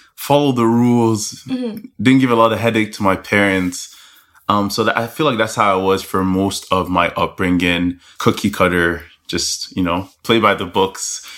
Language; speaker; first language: English; non-native, local second language; Yoruba